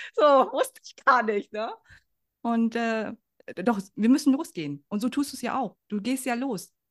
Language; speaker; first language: German; early bilingual, other home language; Vietnamese